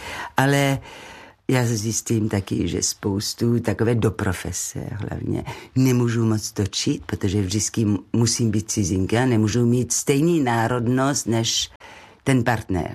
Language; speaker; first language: Czech; non-native, learner; French